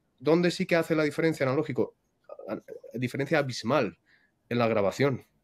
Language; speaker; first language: Spanish; non-native, fluent; Russian